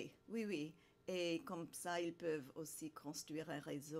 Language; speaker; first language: French; non-native, fluent; English